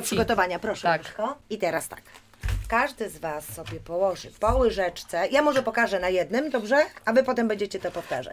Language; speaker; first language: Polish; native; Polish